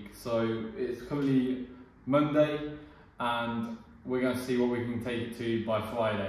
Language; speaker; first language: English; native; English